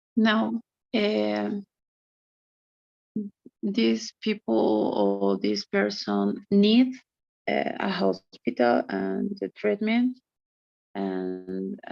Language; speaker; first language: English; non-native, learner; Spanish